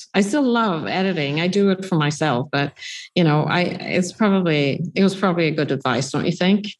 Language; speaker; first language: English; non-native, fluent; Swedish